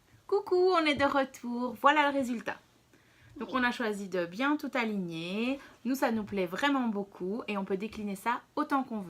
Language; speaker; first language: French; native; French